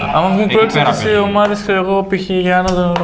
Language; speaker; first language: Greek; native; Greek